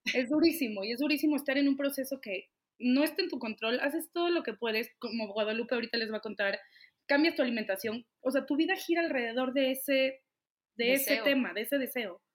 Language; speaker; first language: Spanish; native; Spanish